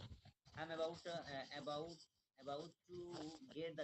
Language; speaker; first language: English; non-native, learner; Bangla